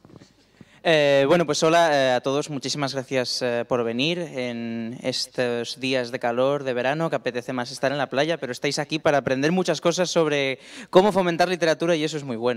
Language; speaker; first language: Spanish; native; Spanish